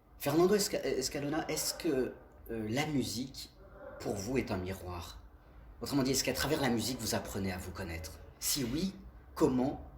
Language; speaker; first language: French; native; French